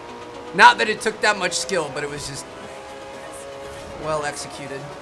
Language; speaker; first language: English; native; English